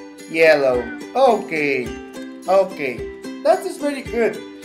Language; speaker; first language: English; non-native, fluent; Spanish